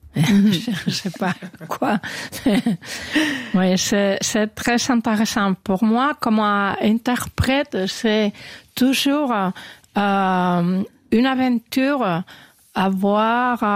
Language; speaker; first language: French; non-native, learner; Spanish